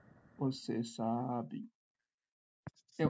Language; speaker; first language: Portuguese; non-native, learner; Chinese